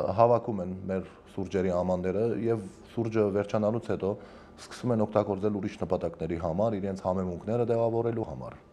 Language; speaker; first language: Armenian; early bilingual, heritage; Armenian